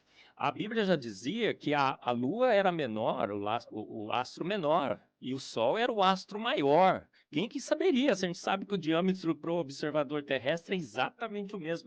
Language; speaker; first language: Portuguese; native; Portuguese